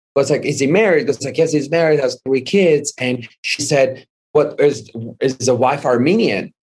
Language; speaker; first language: English; non-native, fluent; Armenian